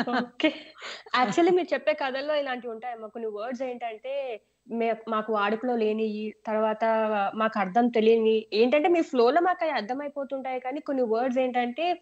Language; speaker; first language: Telugu; native; Telugu